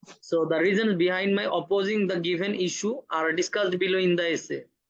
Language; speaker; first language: English; non-native, local second language; Bangla